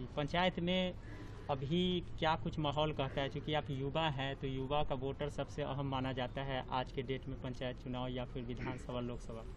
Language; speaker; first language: Hindi; native; Hindi